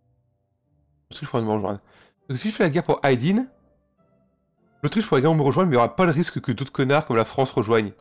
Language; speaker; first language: French; native; French